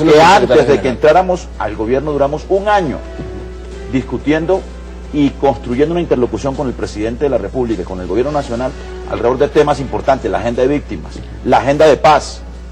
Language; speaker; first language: Spanish; native; Spanish